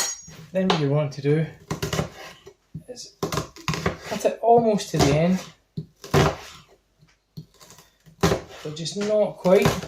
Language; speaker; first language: English; native; English